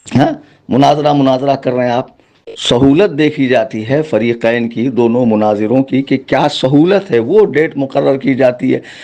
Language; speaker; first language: Urdu; native; Urdu